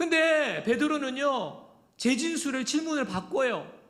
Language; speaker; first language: Korean; native; Korean